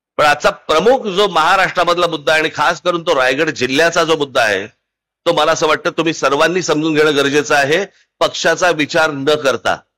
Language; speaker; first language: Marathi; native; Marathi